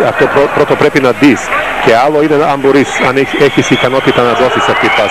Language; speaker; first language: Greek; non-native, fluent; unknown